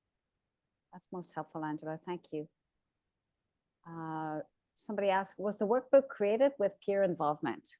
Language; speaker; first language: English; native; English